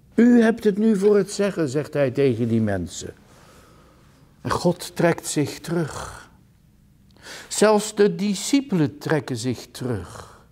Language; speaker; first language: Dutch; native; Dutch